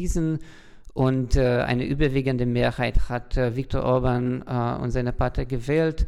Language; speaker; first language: German; non-native, fluent; Hungarian